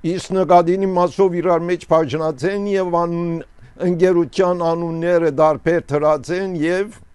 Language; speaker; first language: Armenian; early bilingual, heritage; Armenian